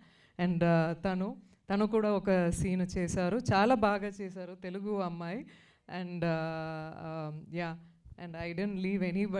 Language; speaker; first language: Telugu; non-native, fluent; Tamil